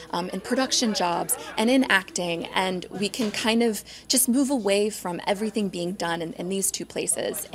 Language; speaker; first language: English; native; English